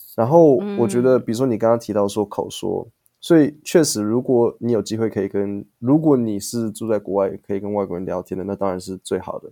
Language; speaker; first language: Chinese; native; Chinese